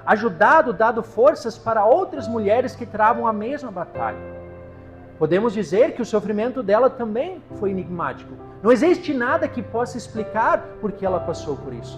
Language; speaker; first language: Portuguese; native; Portuguese